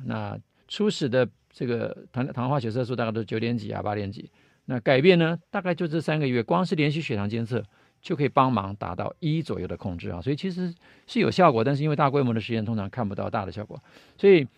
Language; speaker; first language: Chinese; native; Chinese